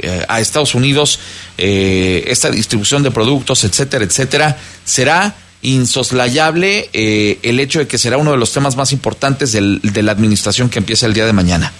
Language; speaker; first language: Spanish; native; Spanish